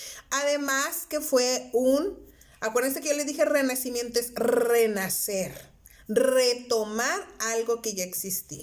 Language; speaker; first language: Spanish; native; Spanish